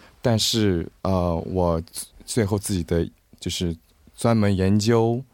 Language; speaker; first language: Chinese; non-native, fluent; Korean